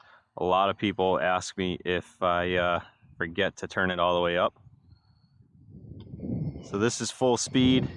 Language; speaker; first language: English; native; English